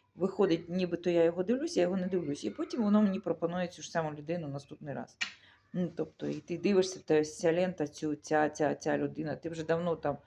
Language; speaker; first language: Ukrainian; non-native, local second language; Russian